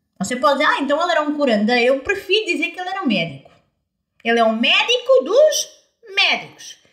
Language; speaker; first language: Portuguese; native; Portuguese